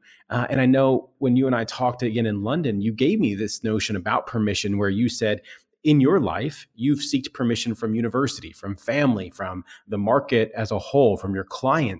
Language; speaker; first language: English; native; English